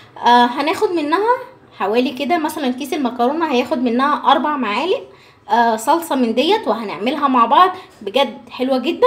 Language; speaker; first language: Arabic; native; Arabic